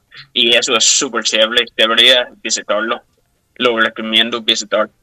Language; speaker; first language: Spanish; non-native, fluent; English